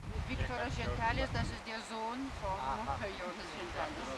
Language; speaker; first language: German; non-native, fluent; Lithuanian